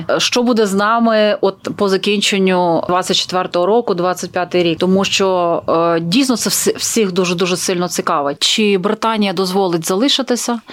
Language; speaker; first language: Ukrainian; native; Ukrainian